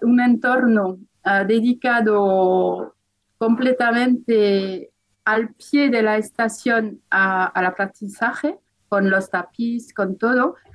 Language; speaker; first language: Spanish; non-native, fluent; French